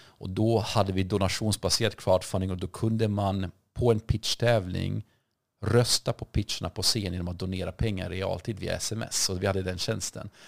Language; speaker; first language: Swedish; early bilingual, other home language; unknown